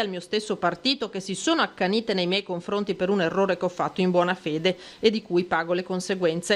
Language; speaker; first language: Italian; native; Italian